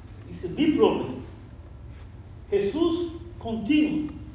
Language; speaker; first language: English; non-native, learner; Spanish